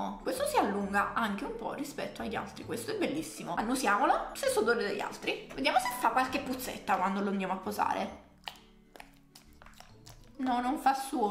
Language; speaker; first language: Italian; native; Italian